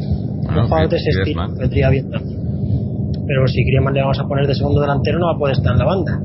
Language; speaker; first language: Spanish; native; Spanish